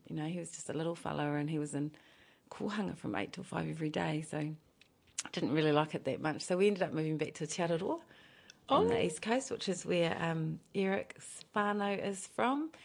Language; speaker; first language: English; native; English